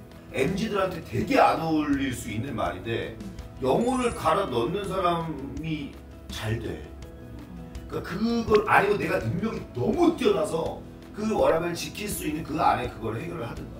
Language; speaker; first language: Korean; native; Korean